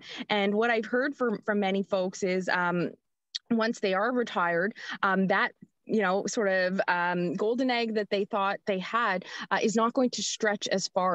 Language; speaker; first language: English; native; English